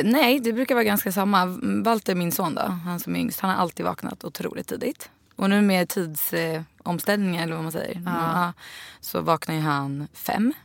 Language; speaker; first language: Swedish; native; Swedish